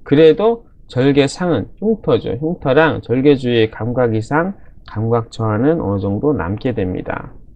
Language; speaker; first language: Korean; native; Korean